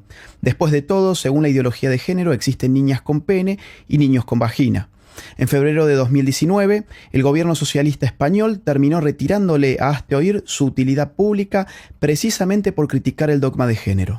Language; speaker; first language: Spanish; native; Spanish